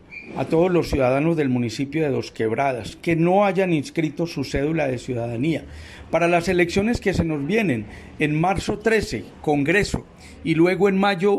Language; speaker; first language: Spanish; native; Spanish